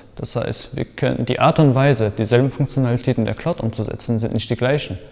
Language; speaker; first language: German; native; German